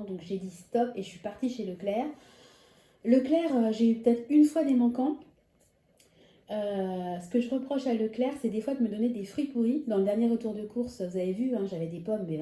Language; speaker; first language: French; native; French